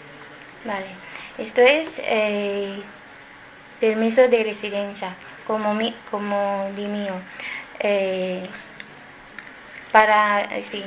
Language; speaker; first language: Spanish; non-native, learner; Filipino